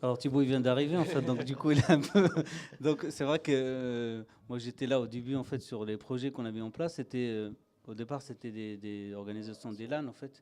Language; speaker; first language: French; native; French